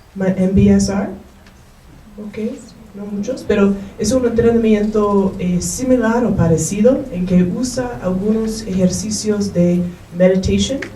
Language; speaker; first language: Spanish; non-native, learner; English